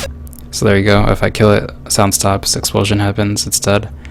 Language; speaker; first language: English; native; English